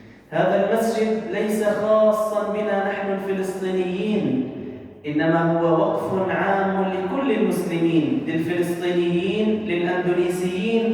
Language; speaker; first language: Arabic; native; Arabic